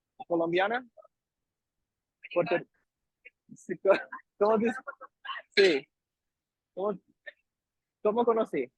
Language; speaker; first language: Spanish; early bilingual, heritage; Spanish